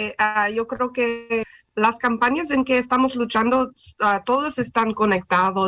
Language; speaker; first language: Spanish; non-native, fluent; English